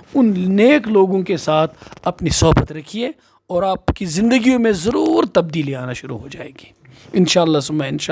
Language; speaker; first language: Urdu; non-native, local second language; Kashmiri